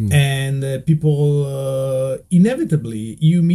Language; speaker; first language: English; non-native, fluent; Italian